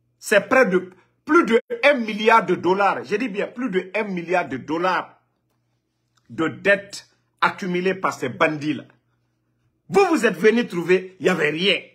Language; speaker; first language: French; non-native, local second language; Mandingo